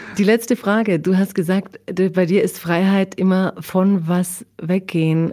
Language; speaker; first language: German; early bilingual, other home language; Croatian